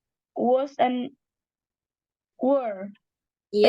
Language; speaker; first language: English; non-native, learner; Indonesian